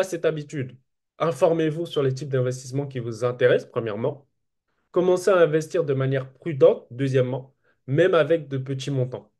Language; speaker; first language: French; native; French